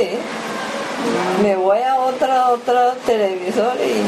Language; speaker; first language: Spanish; early bilingual, other home language; Japanese